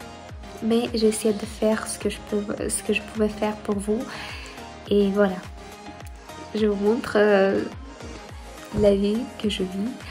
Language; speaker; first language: French; non-native, fluent; Russian